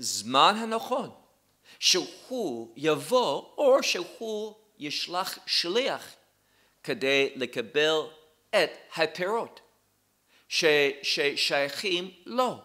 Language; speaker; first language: Hebrew; non-native, fluent; English